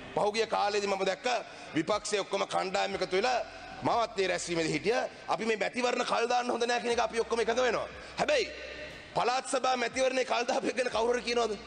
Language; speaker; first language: Sinhala; non-native, local second language; Tamil